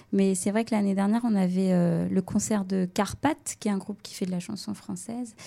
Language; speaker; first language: French; native; French